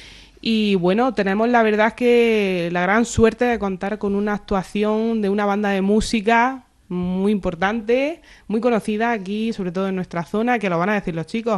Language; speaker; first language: Spanish; native; Spanish